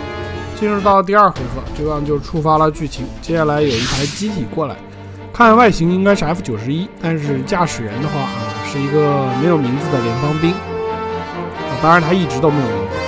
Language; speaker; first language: Chinese; native; Chinese